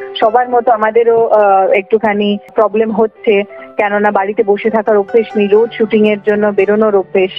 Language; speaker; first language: Bangla; native; Bangla